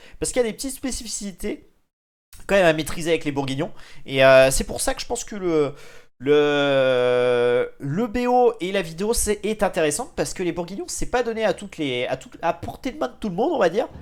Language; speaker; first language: French; native; French